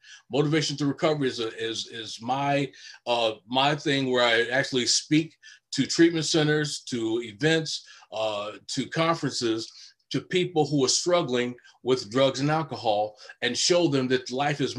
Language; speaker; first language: English; native; English